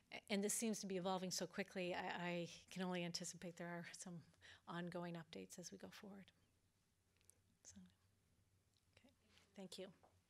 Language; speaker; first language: English; native; English